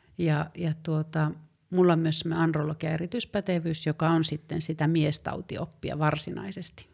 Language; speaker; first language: Finnish; native; Finnish